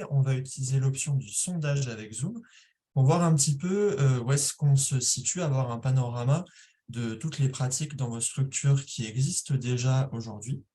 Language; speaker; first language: French; native; French